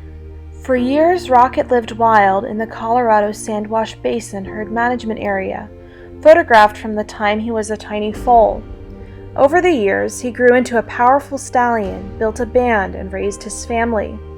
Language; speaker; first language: English; native; English